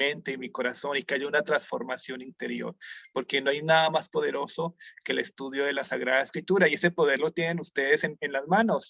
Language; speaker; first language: Spanish; native; Spanish